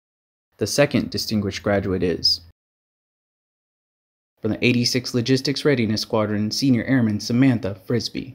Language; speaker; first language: English; native; English